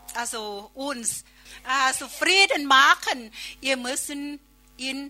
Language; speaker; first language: German; non-native, learner; Thai